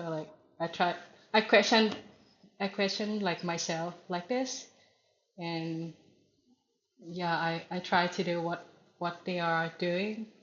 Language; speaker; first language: English; non-native, learner; Thai